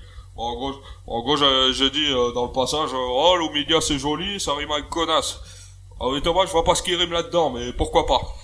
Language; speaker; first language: French; native; French